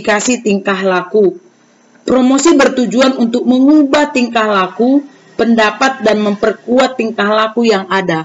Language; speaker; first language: Indonesian; native; Indonesian